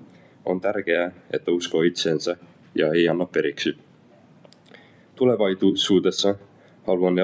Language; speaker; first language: Finnish; non-native, learner; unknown